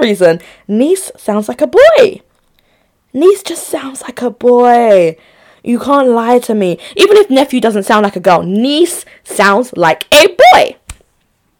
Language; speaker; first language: English; non-native, local second language; Igbo